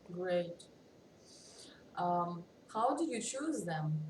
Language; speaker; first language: English; non-native, learner; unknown